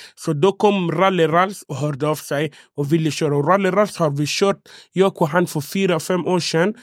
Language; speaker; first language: Swedish; non-native, fluent; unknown